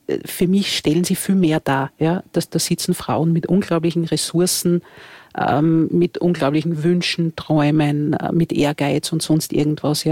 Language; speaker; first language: German; native; German